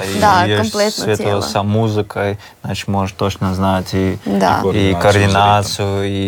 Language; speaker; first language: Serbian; non-native, learner; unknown